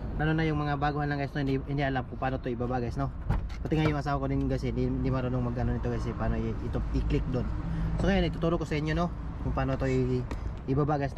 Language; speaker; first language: Filipino; native; Filipino